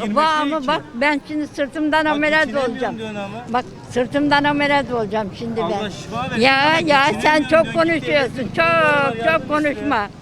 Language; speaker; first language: Turkish; native; Turkish